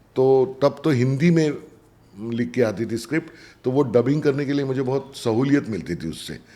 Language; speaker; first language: Hindi; non-native, local second language; Marathi